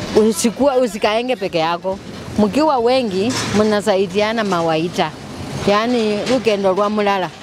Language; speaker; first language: Swahili; non-native, local second language; Luyia